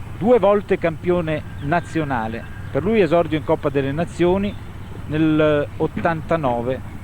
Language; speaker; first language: Italian; native; Italian